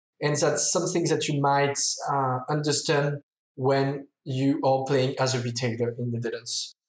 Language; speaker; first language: English; non-native, fluent; French